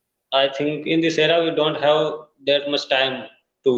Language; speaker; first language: English; non-native, fluent; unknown